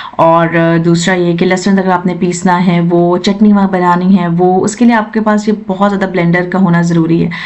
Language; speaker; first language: Urdu; native; Urdu